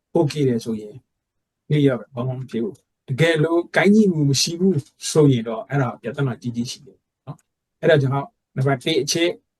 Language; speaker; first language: Burmese; native; Burmese